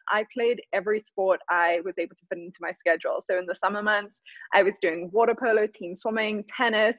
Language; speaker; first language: English; native; English